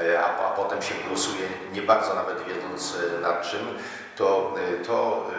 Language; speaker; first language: Polish; native; Polish